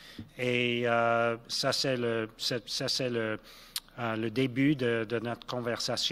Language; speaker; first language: French; non-native, local second language; English